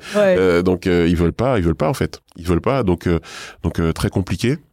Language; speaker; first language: French; native; French